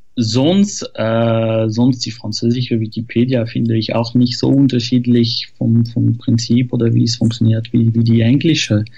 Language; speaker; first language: German; non-native, fluent; French